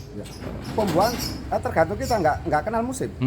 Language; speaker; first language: Indonesian; non-native, local second language; Javanese